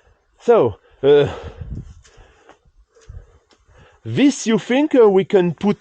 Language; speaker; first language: English; non-native, learner; French